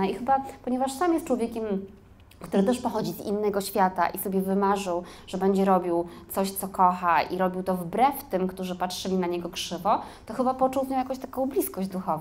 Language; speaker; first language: Polish; native; Polish